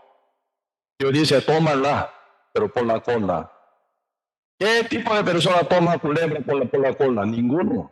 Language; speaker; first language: Spanish; non-native, learner; Korean